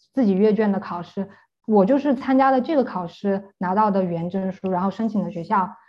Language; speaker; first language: Chinese; native; Chinese